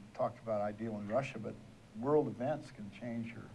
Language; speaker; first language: English; native; English